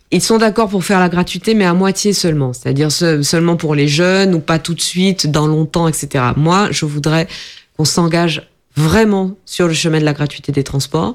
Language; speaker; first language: French; native; French